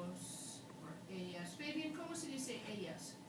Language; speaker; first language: Spanish; non-native, fluent; English